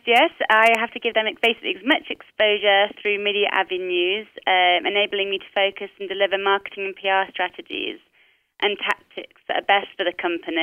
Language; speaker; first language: English; native; English